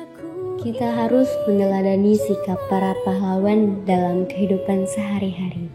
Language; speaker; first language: Indonesian; native; Indonesian